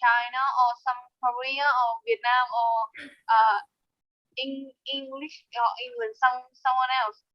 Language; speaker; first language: English; non-native, learner; Vietnamese